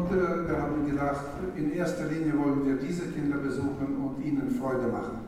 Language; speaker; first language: German; non-native, fluent; Russian